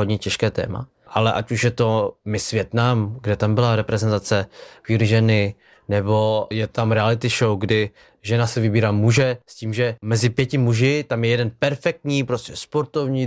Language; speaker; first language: Czech; early bilingual, other home language; Vietnamese